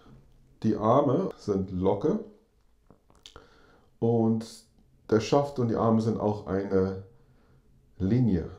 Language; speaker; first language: German; non-native, fluent; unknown